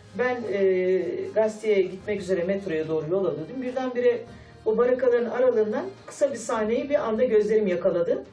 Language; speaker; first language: Turkish; native; Turkish